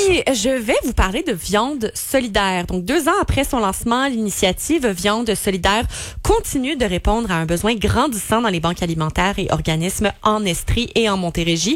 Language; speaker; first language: French; native; French